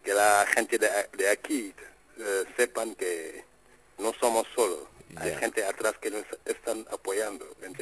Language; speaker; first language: Spanish; non-native, fluent; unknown